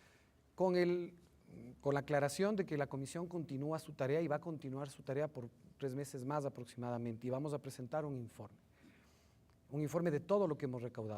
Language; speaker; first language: Spanish; native; Spanish